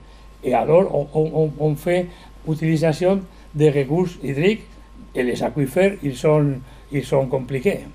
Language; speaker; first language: French; non-native, learner; Spanish